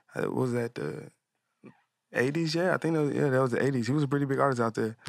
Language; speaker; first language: English; native; English